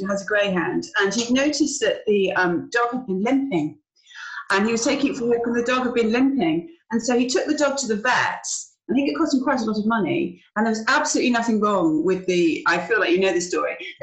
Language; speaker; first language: English; native; English